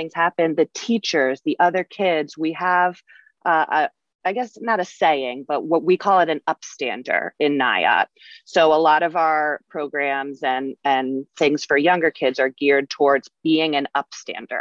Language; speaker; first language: English; native; English